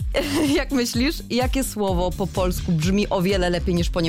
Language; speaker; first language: Polish; early bilingual, heritage; Polish